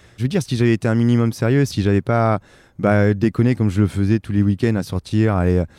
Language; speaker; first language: French; native; French